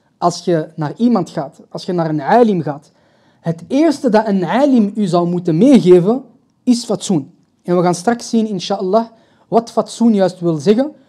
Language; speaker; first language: Dutch; early bilingual, other home language; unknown